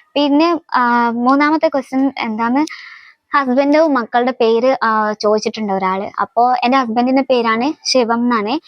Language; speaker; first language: Malayalam; non-native, local second language; Hindi